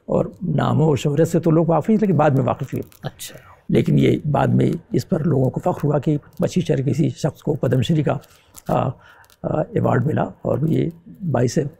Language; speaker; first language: Urdu; native; Urdu